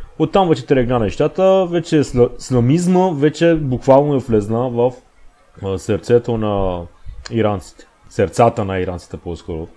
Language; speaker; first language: Bulgarian; non-native, fluent; Persian